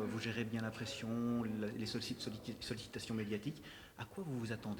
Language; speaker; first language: French; native; French